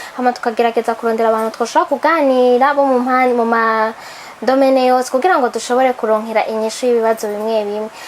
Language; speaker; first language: Rundi; native; Rundi